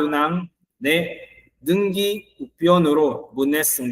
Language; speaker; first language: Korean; non-native, fluent; Filipino